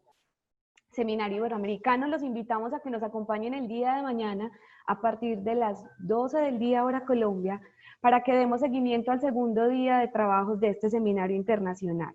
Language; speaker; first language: Spanish; native; Spanish